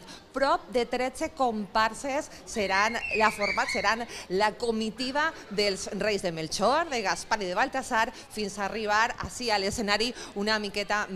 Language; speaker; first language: Catalan; native; Catalan